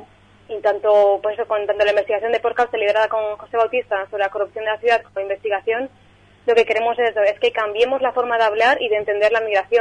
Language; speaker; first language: Spanish; native; Spanish